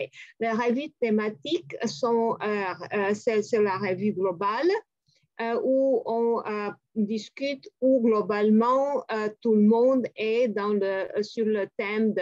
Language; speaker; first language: French; non-native, fluent; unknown